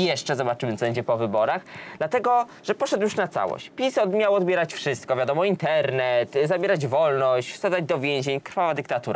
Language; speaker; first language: Polish; native; Polish